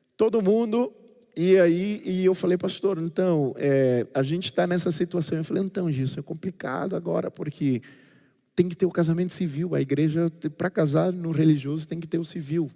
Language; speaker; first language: Portuguese; non-native, local second language; Kabuverdianu